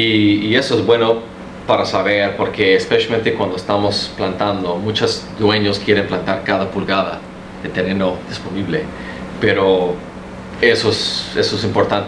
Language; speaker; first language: Spanish; early bilingual, heritage; Spanish